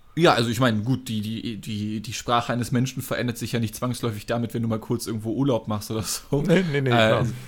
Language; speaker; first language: German; native; German